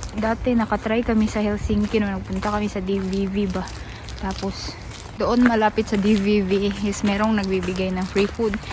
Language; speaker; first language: Filipino; non-native, local second language; Cebuano